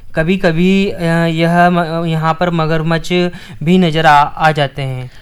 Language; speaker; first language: Hindi; native; Hindi